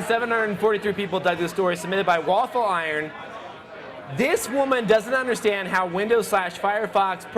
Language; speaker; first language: English; native; English